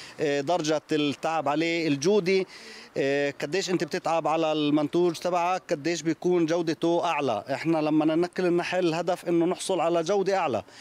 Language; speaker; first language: Arabic; native; Arabic